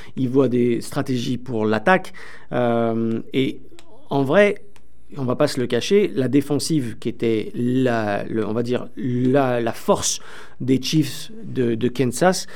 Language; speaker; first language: French; native; French